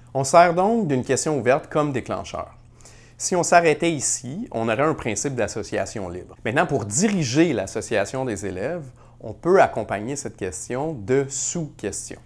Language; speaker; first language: French; native; French